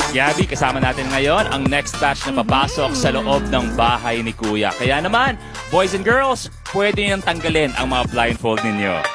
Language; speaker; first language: Filipino; native; Filipino